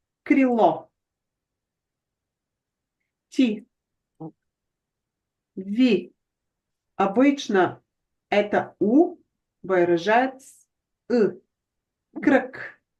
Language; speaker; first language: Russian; non-native, fluent; Bulgarian